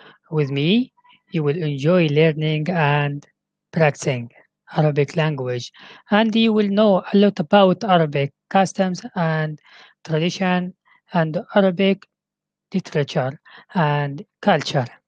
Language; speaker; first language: English; non-native, fluent; Arabic